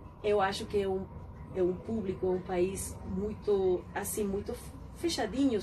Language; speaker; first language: Portuguese; non-native, fluent; Spanish